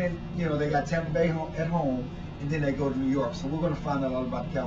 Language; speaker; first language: English; native; English